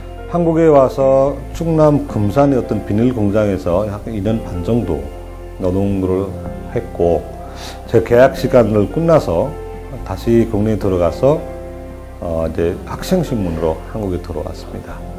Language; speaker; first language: Korean; non-native, fluent; Nepali